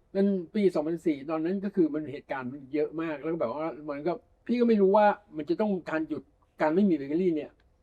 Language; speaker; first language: Thai; native; Thai